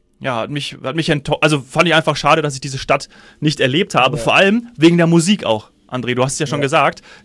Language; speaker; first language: German; native; German